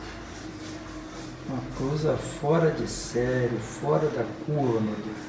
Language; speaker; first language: Portuguese; native; Portuguese